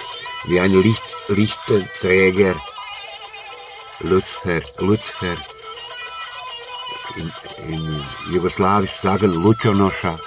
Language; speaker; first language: German; non-native, learner; Croatian